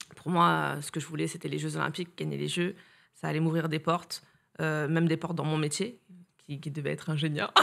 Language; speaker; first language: French; native; French